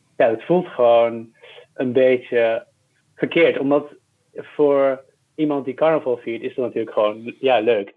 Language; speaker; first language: Dutch; early bilingual, other home language; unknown